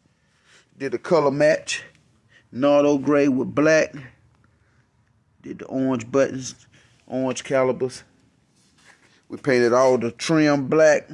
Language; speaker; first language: English; native; English